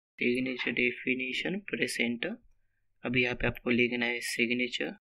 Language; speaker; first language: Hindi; non-native, local second language; Marathi